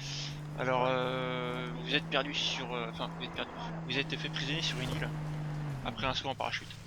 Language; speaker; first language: French; native; French